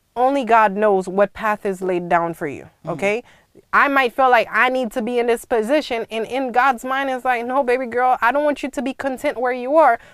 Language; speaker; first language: English; early bilingual, other home language; Haitian Creole